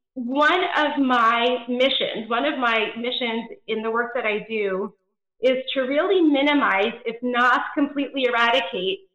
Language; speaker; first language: English; native; English